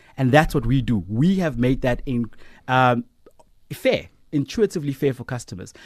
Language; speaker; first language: English; non-native, local second language; Zulu